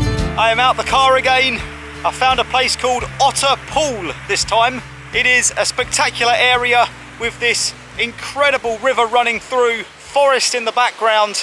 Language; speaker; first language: English; native; English